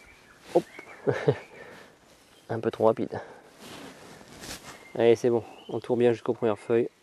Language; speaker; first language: French; native; French